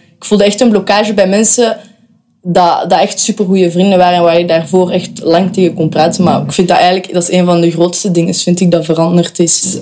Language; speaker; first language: Dutch; native; Dutch